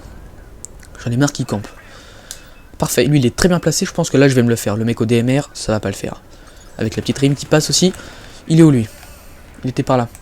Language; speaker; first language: French; native; French